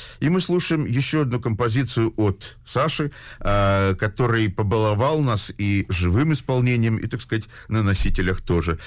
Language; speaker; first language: Russian; native; Russian